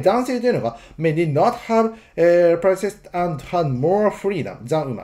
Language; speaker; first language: English; non-native, fluent; Japanese